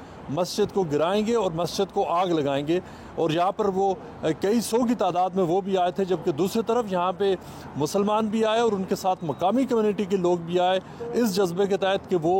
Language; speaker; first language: Urdu; native; Urdu